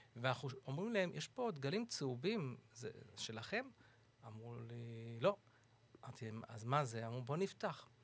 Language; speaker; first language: Hebrew; early bilingual, other home language; English